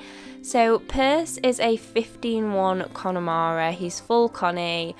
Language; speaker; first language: English; native; English